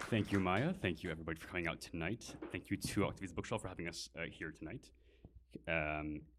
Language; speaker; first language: English; native; English